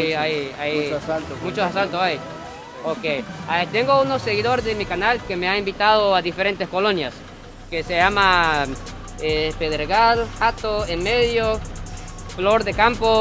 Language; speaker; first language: Spanish; non-native, fluent; Japanese